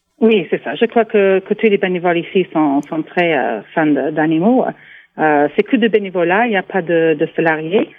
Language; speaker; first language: French; non-native, fluent; English